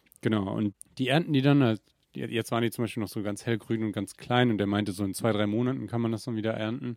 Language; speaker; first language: German; native; German